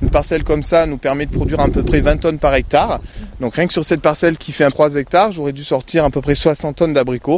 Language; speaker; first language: French; native; French